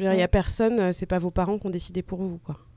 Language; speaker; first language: French; native; French